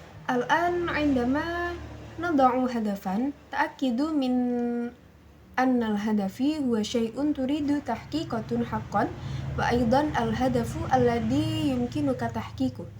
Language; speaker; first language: Arabic; non-native, learner; Indonesian